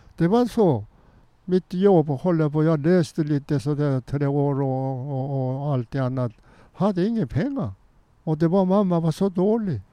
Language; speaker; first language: Swedish; non-native, fluent; Korean